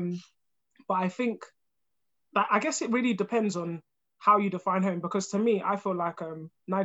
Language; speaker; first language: English; early bilingual, other home language; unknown